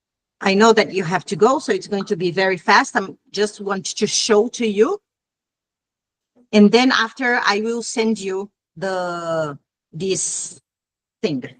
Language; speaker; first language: English; non-native, fluent; Portuguese